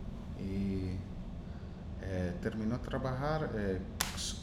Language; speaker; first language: Spanish; non-native, learner; English